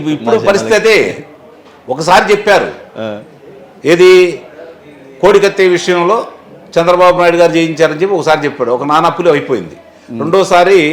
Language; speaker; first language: Telugu; native; Telugu